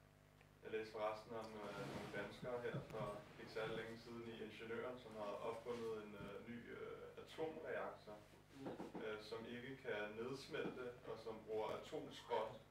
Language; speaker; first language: Danish; native; Danish